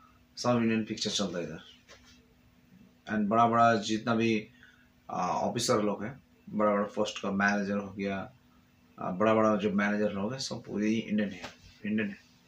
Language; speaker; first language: Hindi; non-native, fluent; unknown